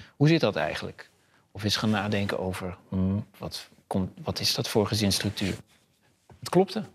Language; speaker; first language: Dutch; native; Dutch